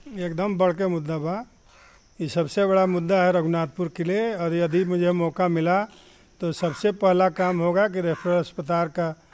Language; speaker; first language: Hindi; non-native, local second language; Bhojpuri